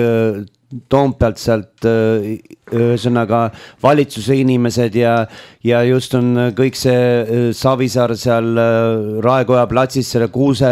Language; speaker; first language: Estonian; native; Estonian